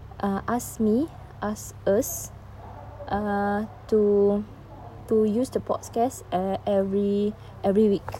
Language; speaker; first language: English; non-native, learner; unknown